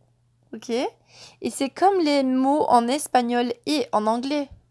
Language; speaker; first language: French; non-native, fluent; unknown